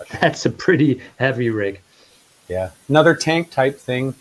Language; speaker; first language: English; non-native, fluent; Dutch